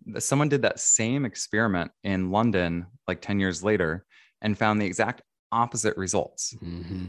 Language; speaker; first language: English; native; English